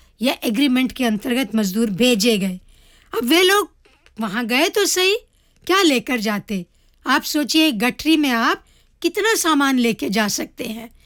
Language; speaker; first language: Hindi; native; Hindi